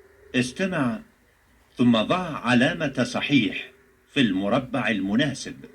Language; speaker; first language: Arabic; non-native, learner; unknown